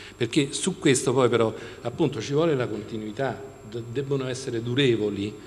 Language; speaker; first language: Italian; native; Italian